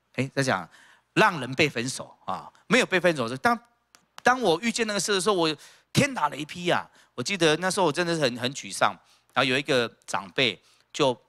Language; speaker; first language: Chinese; native; Chinese